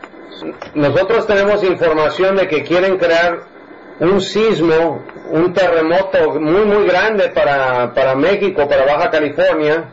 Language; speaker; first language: Spanish; native; Spanish